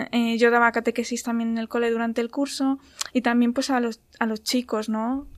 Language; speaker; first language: Spanish; native; Spanish